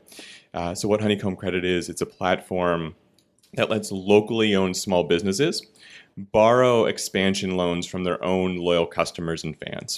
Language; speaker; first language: English; native; English